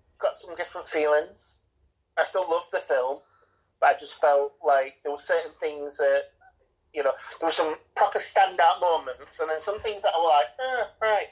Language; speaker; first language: English; native; English